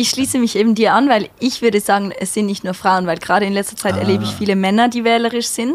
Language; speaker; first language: German; native; German